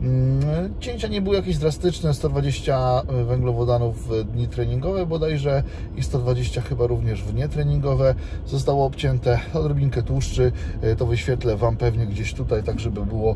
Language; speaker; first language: Polish; native; Polish